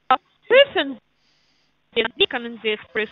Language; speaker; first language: German; non-native, learner; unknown